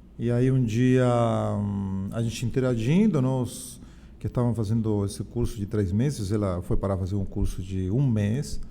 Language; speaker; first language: Portuguese; non-native, fluent; Spanish